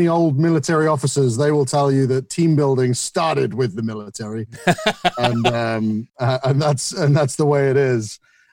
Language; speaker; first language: English; native; English